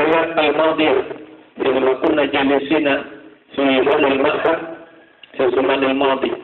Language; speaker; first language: Arabic; non-native, fluent; Madurese